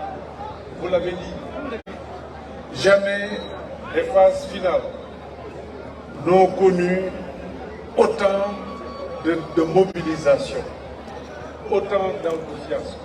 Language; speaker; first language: French; non-native, local second language; Wolof